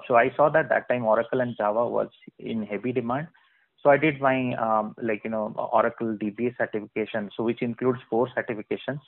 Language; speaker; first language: English; non-native, local second language; Odia